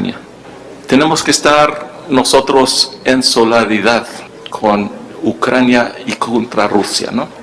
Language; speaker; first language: Spanish; early bilingual, heritage; Spanish